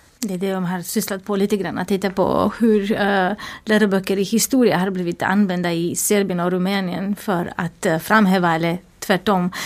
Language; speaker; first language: Swedish; non-native, fluent; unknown